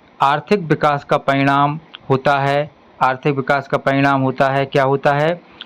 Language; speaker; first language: Hindi; native; Hindi